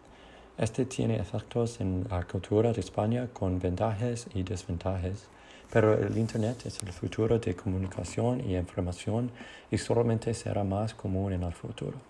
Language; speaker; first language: Spanish; non-native, learner; English